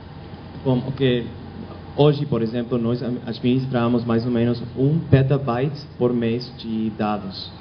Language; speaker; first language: Portuguese; non-native, fluent; Spanish